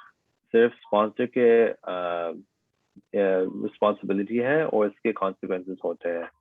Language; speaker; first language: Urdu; early bilingual, heritage; Urdu